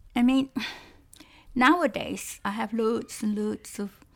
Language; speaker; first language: English; non-native, local second language; Cantonese